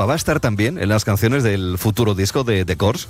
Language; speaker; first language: Spanish; native; Spanish